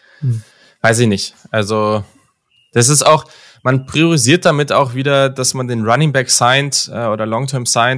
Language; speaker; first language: German; native; German